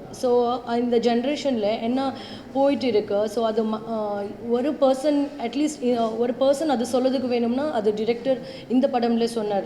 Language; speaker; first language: Tamil; non-native, learner; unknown